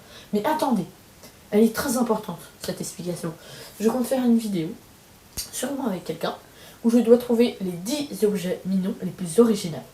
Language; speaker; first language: French; native; French